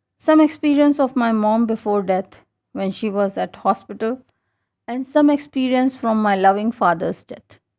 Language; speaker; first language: English; non-native, local second language; Hindi